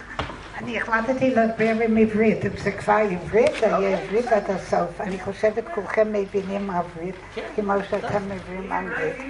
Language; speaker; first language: Hebrew; non-native, fluent; English